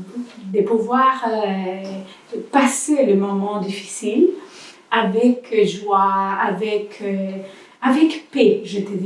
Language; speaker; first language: French; non-native, learner; Spanish